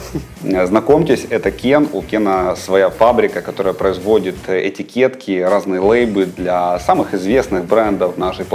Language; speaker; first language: Russian; native; Russian